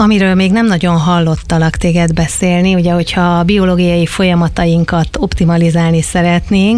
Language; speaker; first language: Hungarian; native; Hungarian